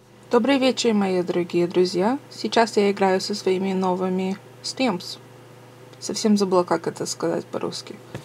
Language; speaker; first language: Russian; early bilingual, heritage; Russian